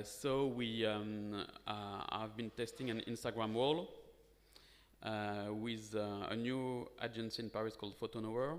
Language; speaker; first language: English; non-native, fluent; French